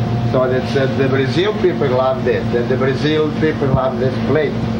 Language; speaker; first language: English; non-native, learner; Portuguese